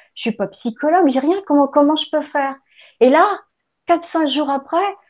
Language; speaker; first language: French; native; French